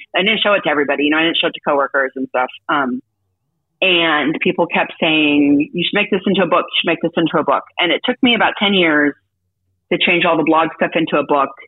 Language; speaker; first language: English; native; English